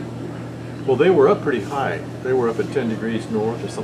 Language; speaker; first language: English; native; English